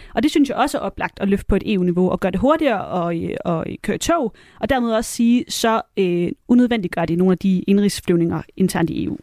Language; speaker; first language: Danish; native; Danish